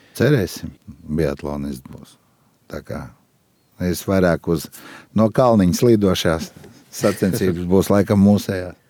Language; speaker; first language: Latvian; native; Latvian